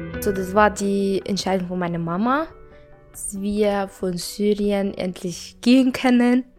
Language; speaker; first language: German; non-native, learner; Arabic